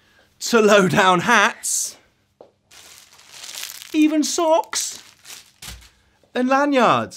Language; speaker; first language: English; native; English